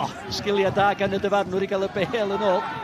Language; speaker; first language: Welsh; native; Welsh